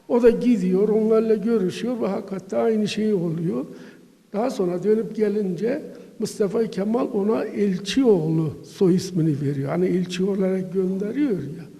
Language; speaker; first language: Turkish; native; Turkish